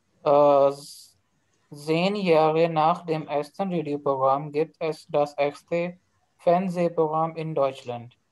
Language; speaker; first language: German; non-native, learner; Urdu